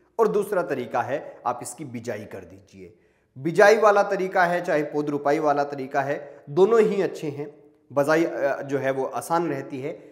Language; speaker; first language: Hindi; native; Hindi